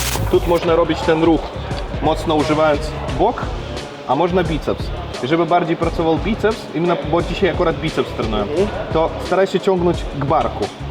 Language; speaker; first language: Polish; non-native, fluent; Russian